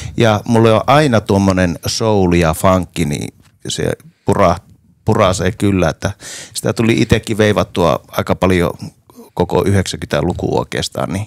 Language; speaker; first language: Finnish; native; Finnish